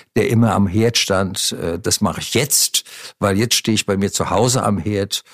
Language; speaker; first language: German; native; German